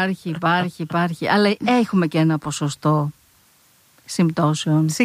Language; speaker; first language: Greek; native; Greek